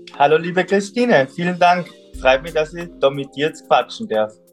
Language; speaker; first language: German; native; German